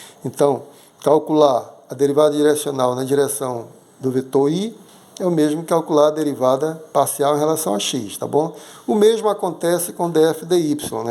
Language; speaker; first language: Portuguese; native; Portuguese